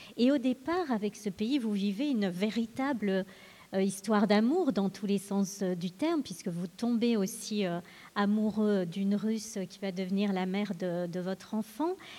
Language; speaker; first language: French; native; French